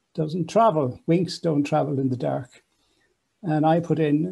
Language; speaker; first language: English; native; English